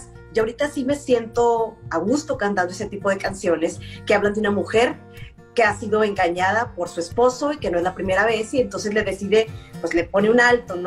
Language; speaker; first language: Spanish; native; Spanish